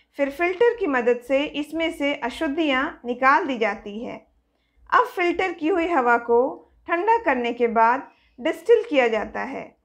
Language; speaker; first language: Hindi; native; Hindi